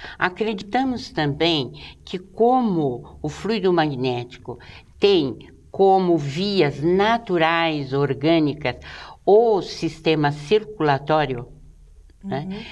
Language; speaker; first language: Portuguese; native; Portuguese